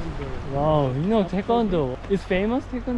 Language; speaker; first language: English; non-native, learner; Korean